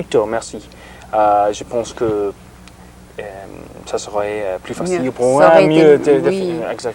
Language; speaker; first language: French; non-native, learner; English